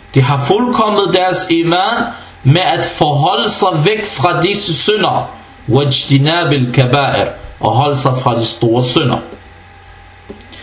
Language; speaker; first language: Danish; early bilingual, other home language; Arabic